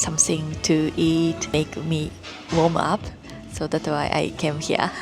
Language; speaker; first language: English; non-native, learner; Japanese